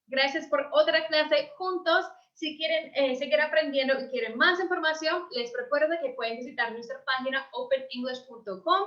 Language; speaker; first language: Spanish; early bilingual, heritage; English